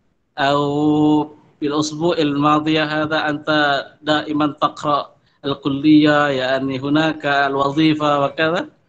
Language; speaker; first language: Arabic; non-native, fluent; Indonesian